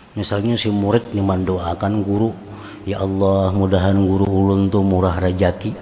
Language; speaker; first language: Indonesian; non-native, local second language; Banjar